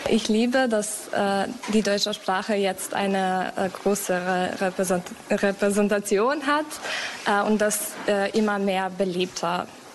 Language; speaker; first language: German; non-native, fluent; Serbian